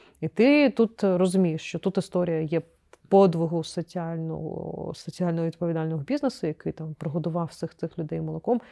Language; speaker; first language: Ukrainian; non-native, local second language; Crimean Tatar